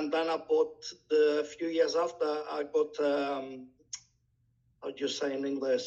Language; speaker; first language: English; non-native, learner; Portuguese